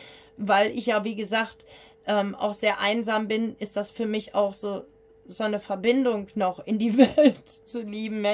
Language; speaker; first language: German; native; German